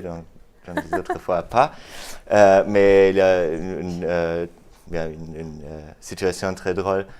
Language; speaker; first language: French; non-native, fluent; German